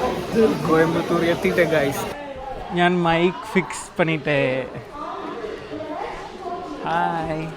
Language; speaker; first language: Tamil; non-native, learner; Malayalam